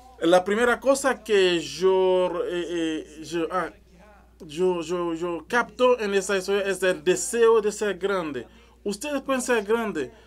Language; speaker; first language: Spanish; non-native, learner; French